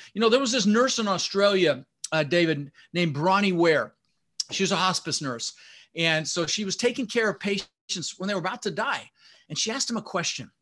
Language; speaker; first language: English; early bilingual, other home language; Dutch